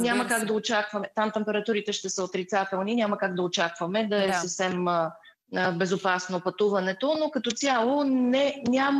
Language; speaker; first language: Bulgarian; native; Bulgarian